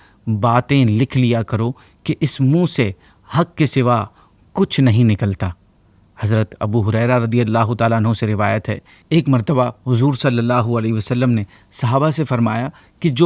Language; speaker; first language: Urdu; native; Urdu